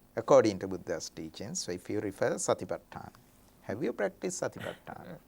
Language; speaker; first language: English; non-native, local second language; Sinhala